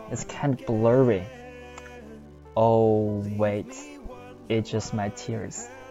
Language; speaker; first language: English; non-native, fluent; Chinese